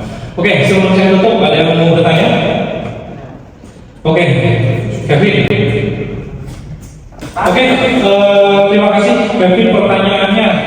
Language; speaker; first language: Indonesian; native; Indonesian